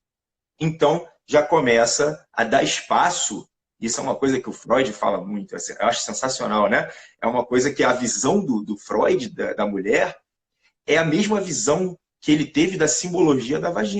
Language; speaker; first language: Portuguese; native; Portuguese